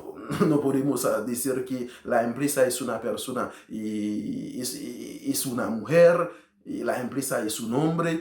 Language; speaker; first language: Spanish; non-native, learner; Haitian Creole